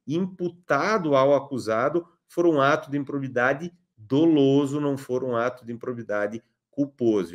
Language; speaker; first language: Portuguese; native; Portuguese